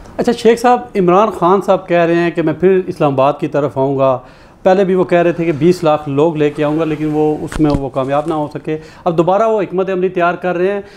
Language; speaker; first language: Urdu; non-native, local second language; Punjabi